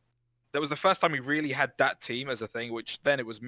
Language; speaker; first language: English; native; English